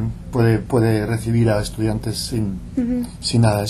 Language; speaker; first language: Spanish; non-native, local second language; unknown